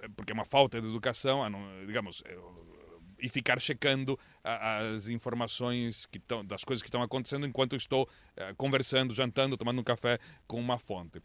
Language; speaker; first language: Portuguese; native; Portuguese